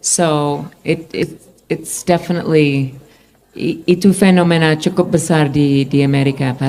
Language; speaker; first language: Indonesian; non-native, fluent; English